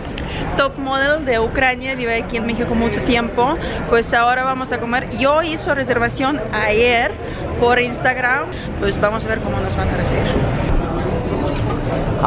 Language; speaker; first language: Spanish; non-native, learner; Russian